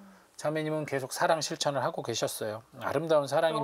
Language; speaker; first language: Korean; native; Korean